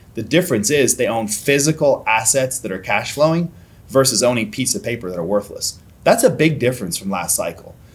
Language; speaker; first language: English; native; English